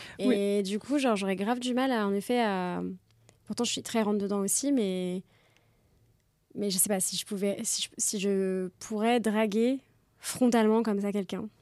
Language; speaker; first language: French; native; French